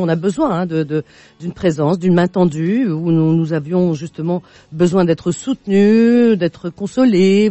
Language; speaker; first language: French; native; French